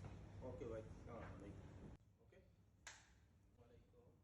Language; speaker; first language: Hindi; non-native, local second language; Bangla